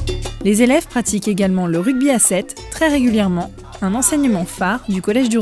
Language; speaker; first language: French; native; French